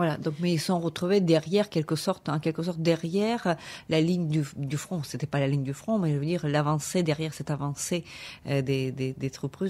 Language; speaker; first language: French; non-native, fluent; Ukrainian